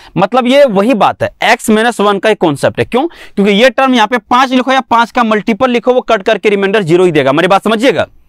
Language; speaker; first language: Hindi; native; Hindi